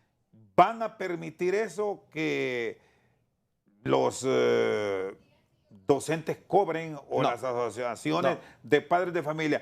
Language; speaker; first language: Spanish; native; Spanish